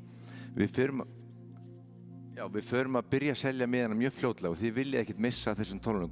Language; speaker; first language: Icelandic; native; Icelandic